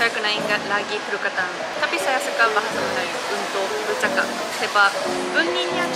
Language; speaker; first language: Indonesian; non-native, fluent; Japanese